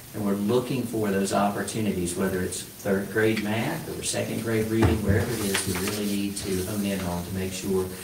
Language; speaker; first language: English; native; English